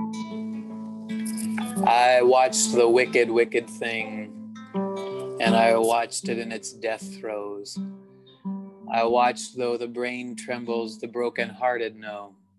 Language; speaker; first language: English; native; English